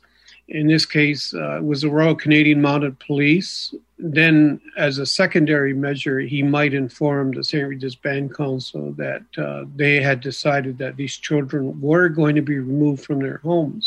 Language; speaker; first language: English; native; English